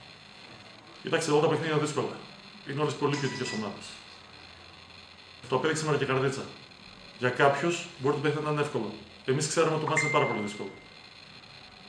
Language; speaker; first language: Greek; native; Greek